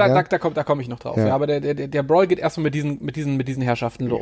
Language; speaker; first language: German; native; German